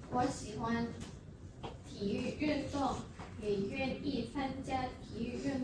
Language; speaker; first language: Chinese; non-native, learner; Indonesian